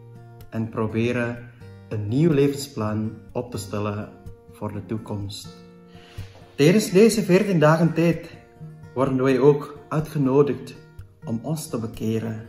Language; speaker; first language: Dutch; non-native, fluent; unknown